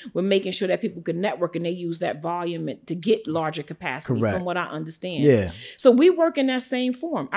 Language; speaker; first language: English; native; English